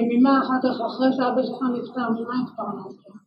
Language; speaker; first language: Hebrew; native; Hebrew